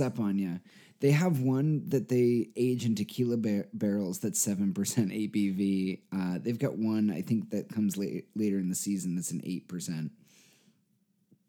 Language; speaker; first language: English; native; English